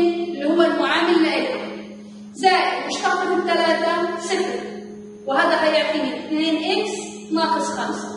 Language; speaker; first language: Arabic; native; Arabic